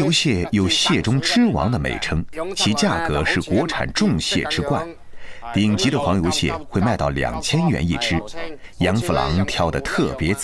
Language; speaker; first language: Chinese; native; Chinese